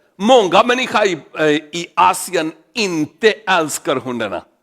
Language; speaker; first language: Swedish; non-native, learner; Urdu